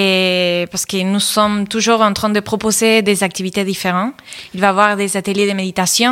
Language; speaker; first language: French; non-native, fluent; Spanish